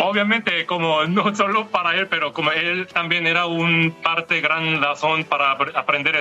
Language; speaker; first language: Spanish; non-native, learner; Korean